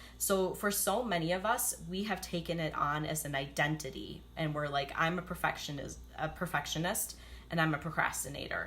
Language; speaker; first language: English; native; English